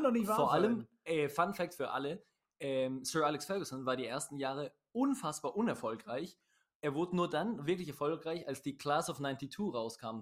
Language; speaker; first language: German; native; German